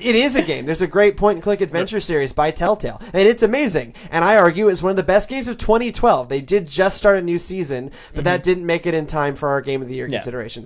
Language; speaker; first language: English; native; English